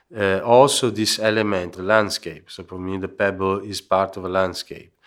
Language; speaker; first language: English; non-native, fluent; Italian